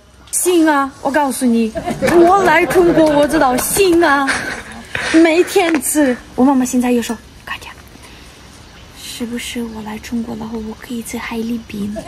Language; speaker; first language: Chinese; non-native, learner; Ukrainian